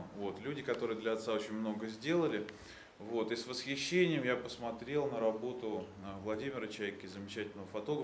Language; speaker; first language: Russian; native; Russian